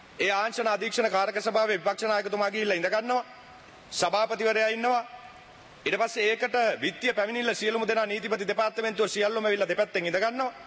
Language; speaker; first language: Sinhala; native; Sinhala